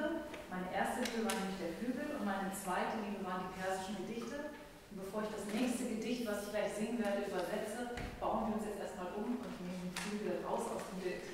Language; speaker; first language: German; early bilingual, other home language; Persian